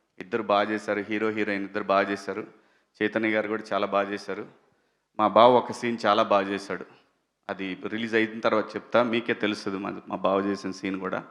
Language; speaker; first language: Telugu; native; Telugu